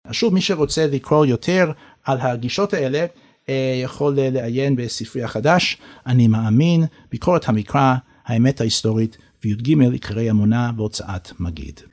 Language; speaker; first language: Hebrew; non-native, fluent; English